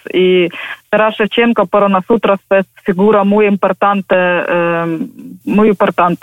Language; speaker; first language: Spanish; non-native, learner; Ukrainian